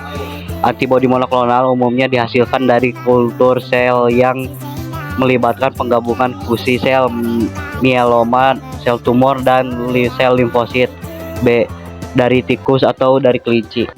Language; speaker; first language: Indonesian; native; Indonesian